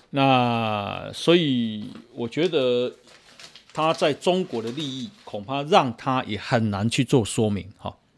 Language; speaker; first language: Chinese; native; Chinese